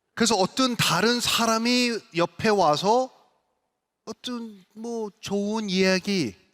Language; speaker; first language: Korean; early bilingual, other home language; English